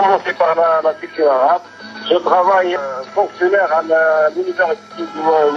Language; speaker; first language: French; non-native, local second language; Arabic